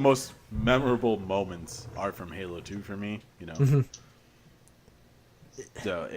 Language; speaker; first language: English; native; English